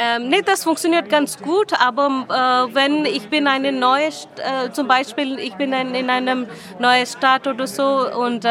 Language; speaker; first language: German; non-native, learner; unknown